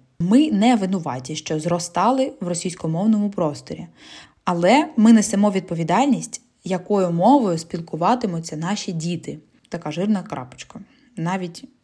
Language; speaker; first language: Ukrainian; non-native, local second language; Russian